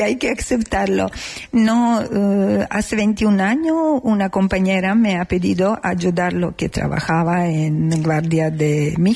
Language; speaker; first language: Spanish; non-native, fluent; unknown